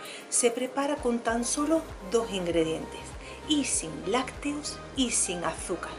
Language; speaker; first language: Spanish; native; Spanish